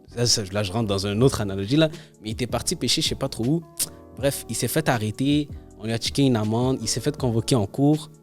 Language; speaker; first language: French; native; French